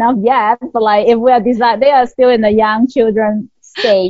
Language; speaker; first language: English; non-native, local second language; Cantonese